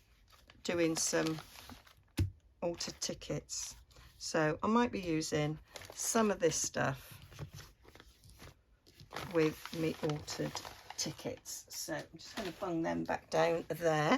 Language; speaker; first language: English; native; English